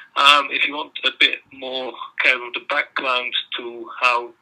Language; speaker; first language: English; non-native, fluent; Dutch